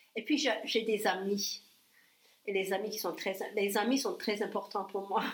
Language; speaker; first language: French; non-native, fluent; English